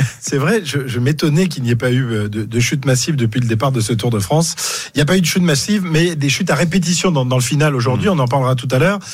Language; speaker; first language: French; native; French